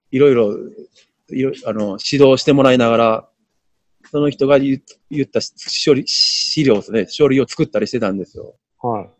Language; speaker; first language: Japanese; native; Japanese